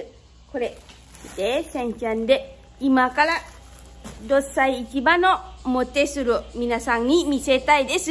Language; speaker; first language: Japanese; non-native, learner; Lao